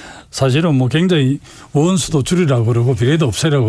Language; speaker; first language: Korean; native; Korean